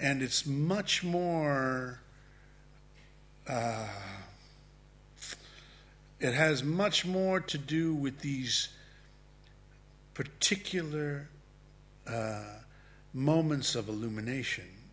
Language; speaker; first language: English; early bilingual, other home language; Spanish